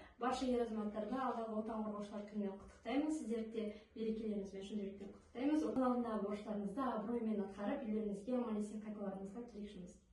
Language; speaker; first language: Kazakh; native; Kazakh